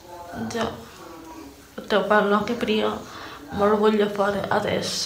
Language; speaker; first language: Italian; native; Italian